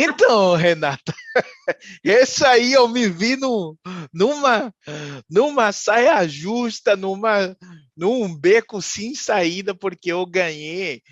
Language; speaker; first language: Portuguese; non-native, fluent; Haitian Creole